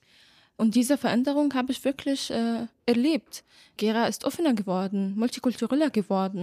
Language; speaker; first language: German; non-native, fluent; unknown